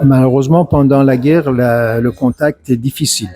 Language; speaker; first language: French; non-native, fluent; Persian